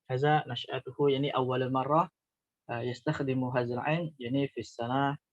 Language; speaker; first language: Arabic; non-native, learner; Indonesian